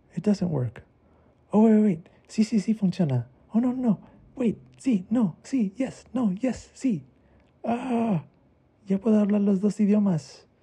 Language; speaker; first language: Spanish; early bilingual, heritage; Spanish